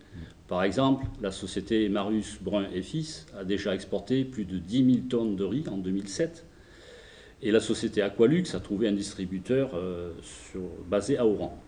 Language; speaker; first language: French; native; French